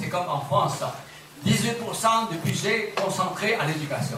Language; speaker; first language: French; non-native, fluent; Chinese